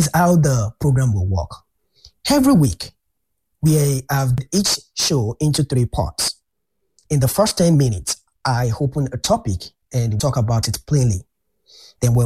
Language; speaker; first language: English; non-native, local second language; Yoruba